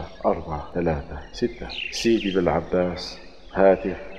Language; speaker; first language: Arabic; native; Arabic